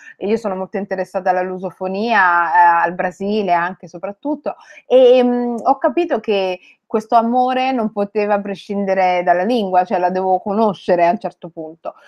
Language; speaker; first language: Italian; early bilingual, other home language; Somali